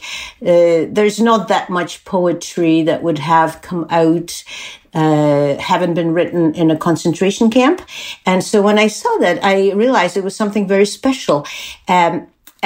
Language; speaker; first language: English; non-native, fluent; Czech